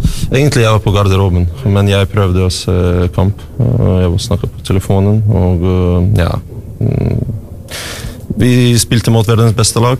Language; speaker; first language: Norwegian; non-native, learner; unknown